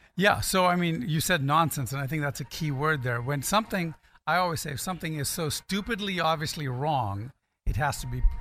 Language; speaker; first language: English; non-native, local second language; Akan